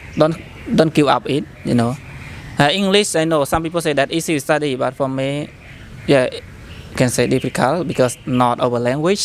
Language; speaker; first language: English; non-native, learner; Khmer